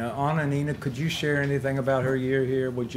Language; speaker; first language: English; native; English